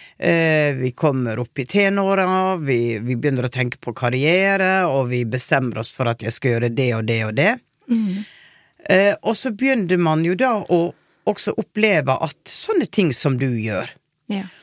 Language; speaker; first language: Norwegian; native; Norwegian